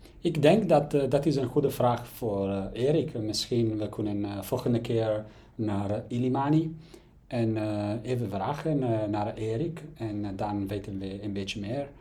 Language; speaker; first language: Dutch; non-native, learner; Italian